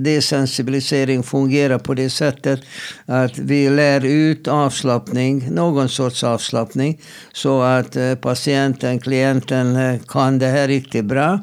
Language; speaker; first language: Swedish; non-native, fluent; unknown